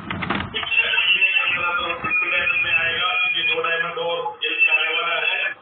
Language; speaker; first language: Hindi; non-native, fluent; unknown